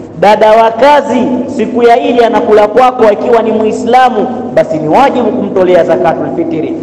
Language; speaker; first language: Swahili; native; Swahili